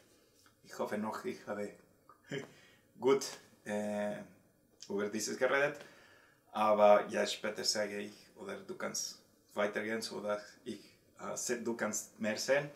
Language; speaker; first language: German; non-native, learner; Spanish